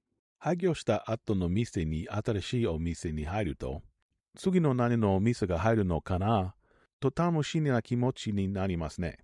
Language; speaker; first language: Japanese; non-native, learner; English